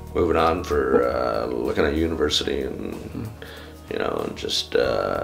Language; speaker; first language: English; native; English